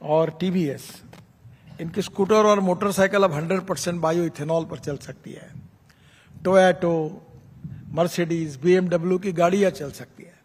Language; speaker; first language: Hindi; non-native, local second language; Marathi